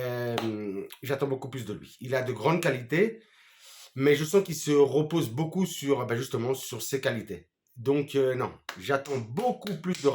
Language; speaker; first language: French; native; French